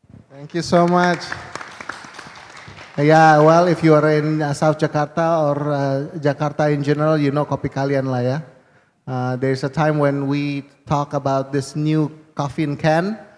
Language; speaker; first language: English; non-native, fluent; Indonesian